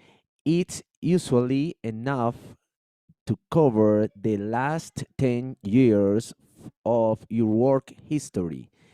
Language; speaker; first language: English; non-native, learner; Spanish